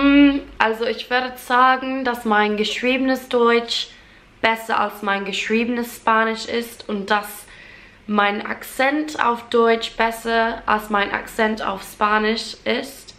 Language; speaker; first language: German; non-native, fluent; English